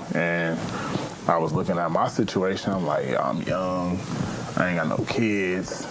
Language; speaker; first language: English; native; English